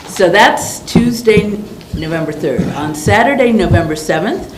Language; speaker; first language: English; native; English